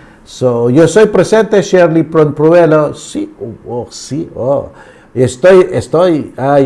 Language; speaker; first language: Spanish; non-native, learner; Filipino